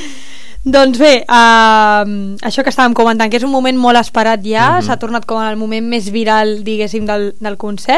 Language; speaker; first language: Catalan; native; Catalan